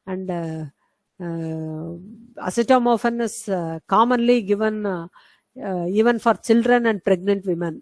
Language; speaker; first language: English; non-native, local second language; Tamil